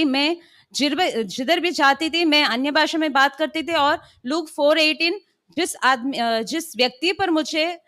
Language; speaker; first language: Hindi; non-native, local second language; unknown